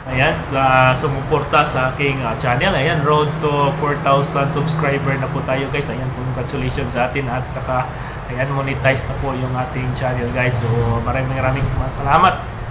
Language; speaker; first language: Filipino; native; Filipino